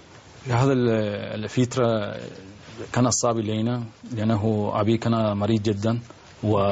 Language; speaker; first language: Arabic; non-native, learner; Spanish